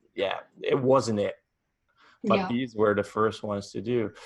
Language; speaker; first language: English; non-native, fluent; Polish